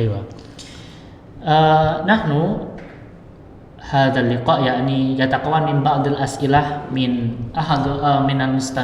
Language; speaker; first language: Arabic; non-native, learner; Indonesian